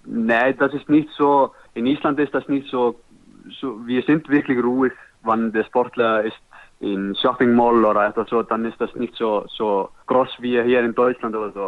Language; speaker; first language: German; non-native, learner; Icelandic